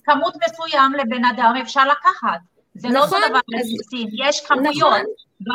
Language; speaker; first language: Hebrew; non-native, fluent; Portuguese